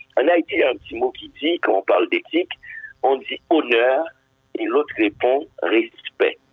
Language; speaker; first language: French; non-native, local second language; Haitian Creole